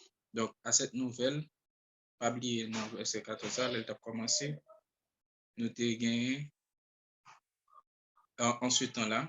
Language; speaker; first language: French; non-native, local second language; Haitian Creole